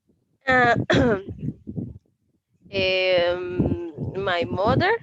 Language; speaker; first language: English; non-native, learner; Spanish